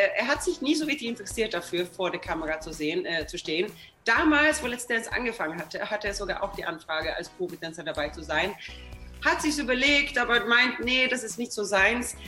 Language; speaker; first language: German; non-native, fluent; Swedish